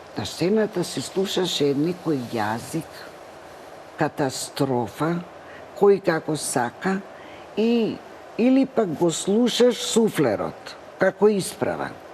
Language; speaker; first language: Macedonian; native; Macedonian